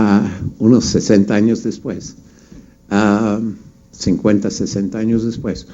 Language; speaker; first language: Spanish; non-native, fluent; English